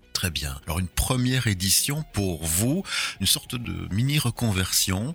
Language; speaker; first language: French; native; French